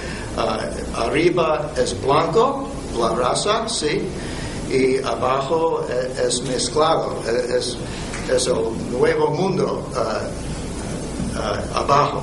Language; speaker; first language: Spanish; non-native, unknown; English